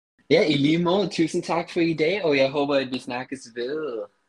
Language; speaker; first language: Danish; non-native, fluent; English